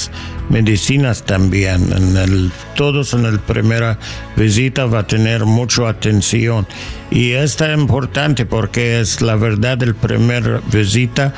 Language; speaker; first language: Spanish; non-native, learner; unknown